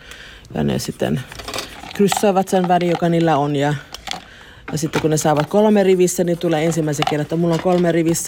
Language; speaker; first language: Finnish; early bilingual, heritage; Finnish